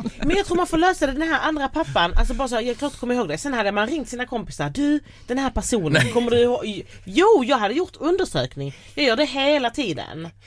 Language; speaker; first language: Swedish; native; Swedish